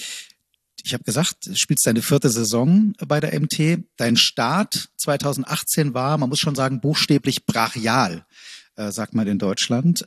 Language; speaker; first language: German; native; German